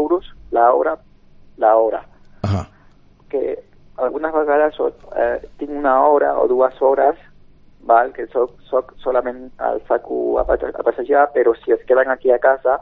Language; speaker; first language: Catalan; non-native, local second language; Spanish